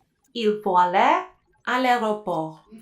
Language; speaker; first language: French; non-native, learner; Spanish